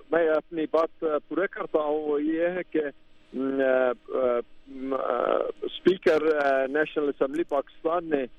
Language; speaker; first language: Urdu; non-native, fluent; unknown